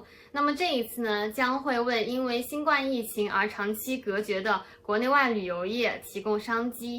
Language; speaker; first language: Chinese; native; Chinese